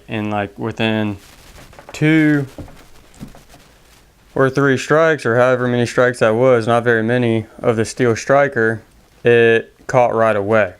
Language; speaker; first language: English; native; English